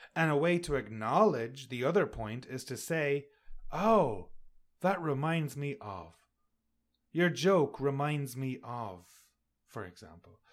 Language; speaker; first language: English; native; English